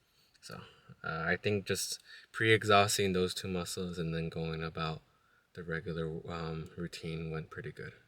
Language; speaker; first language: English; native; English